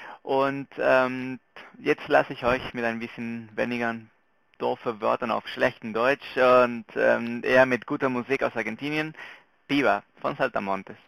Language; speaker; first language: German; non-native, local second language; Spanish